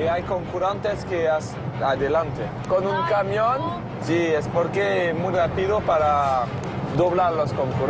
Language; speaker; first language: Spanish; non-native, learner; French